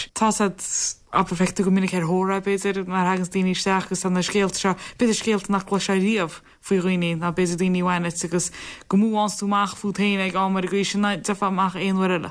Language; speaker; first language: Irish; native; Irish